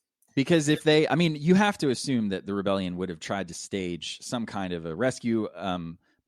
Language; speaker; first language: English; native; English